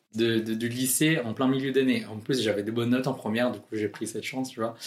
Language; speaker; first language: French; non-native, fluent; Filipino